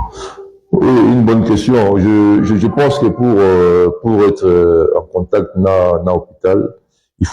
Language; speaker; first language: French; non-native, local second language; Lingala